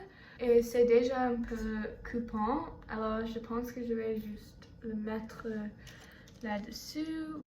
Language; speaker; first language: French; non-native, learner; English